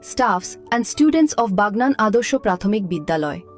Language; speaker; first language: English; non-native, local second language; Bangla